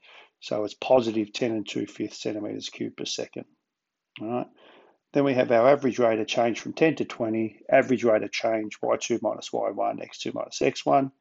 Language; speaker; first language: English; native; English